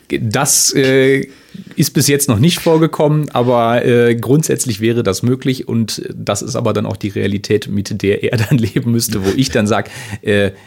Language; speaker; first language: German; native; German